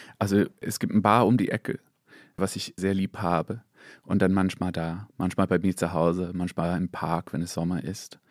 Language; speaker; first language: German; non-native, fluent; English